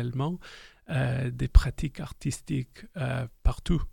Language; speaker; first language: French; non-native, fluent; English